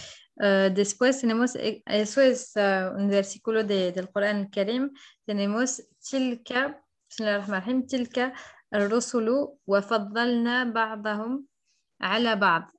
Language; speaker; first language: Spanish; non-native, fluent; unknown